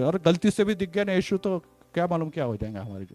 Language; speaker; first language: Hindi; non-native, local second language; Marathi